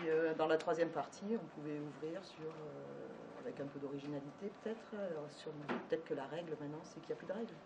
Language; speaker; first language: French; native; French